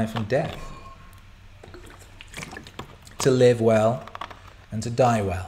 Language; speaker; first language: English; native; English